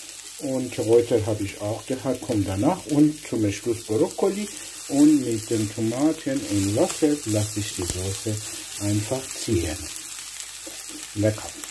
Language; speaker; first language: German; non-native, learner; Persian